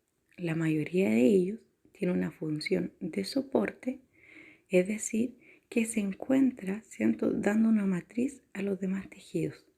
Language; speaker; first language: Spanish; native; Spanish